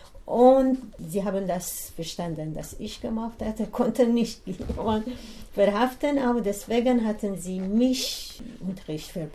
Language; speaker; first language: German; non-native, learner; Persian